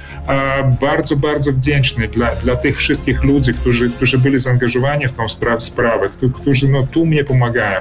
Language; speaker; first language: Polish; early bilingual, heritage; Polish